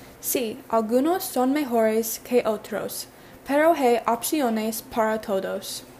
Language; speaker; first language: Spanish; non-native, learner; English